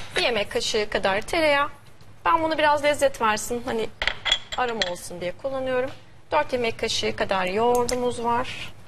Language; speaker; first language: Turkish; native; Turkish